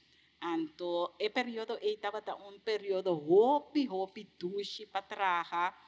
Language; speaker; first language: Portuguese; non-native, learner; Papiamento